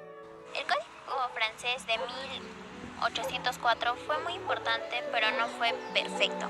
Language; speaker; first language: Spanish; native; Spanish